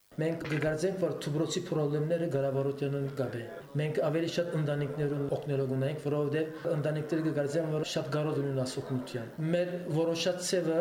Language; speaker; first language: Armenian; early bilingual, heritage; Armenian